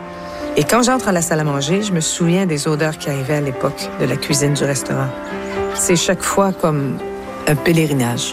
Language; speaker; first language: French; native; French